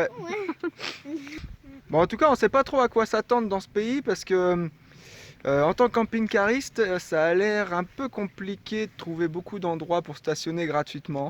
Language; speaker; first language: French; native; French